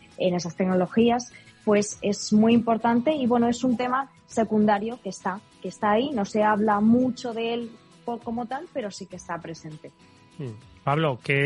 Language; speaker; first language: Spanish; native; Spanish